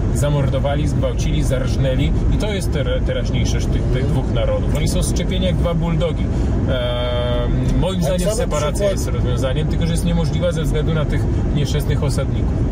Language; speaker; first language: Polish; native; Polish